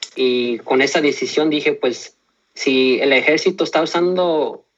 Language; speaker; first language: Spanish; early bilingual, heritage; Spanish